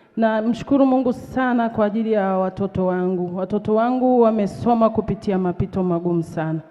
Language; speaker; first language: Swahili; native; Swahili